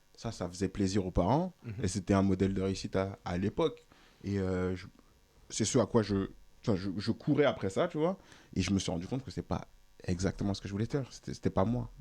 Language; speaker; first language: French; native; French